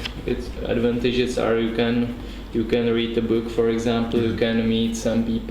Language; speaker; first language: English; non-native, learner; Czech